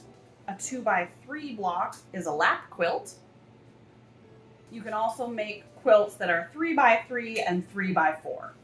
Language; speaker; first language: English; native; English